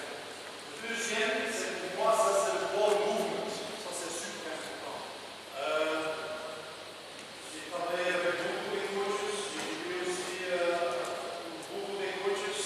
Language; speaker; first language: French; non-native, local second language; Dutch